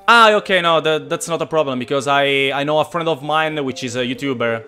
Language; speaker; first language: English; non-native, fluent; Italian